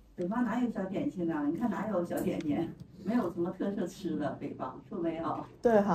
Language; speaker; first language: Chinese; native; Chinese